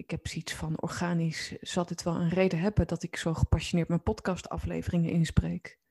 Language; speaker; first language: Dutch; native; Dutch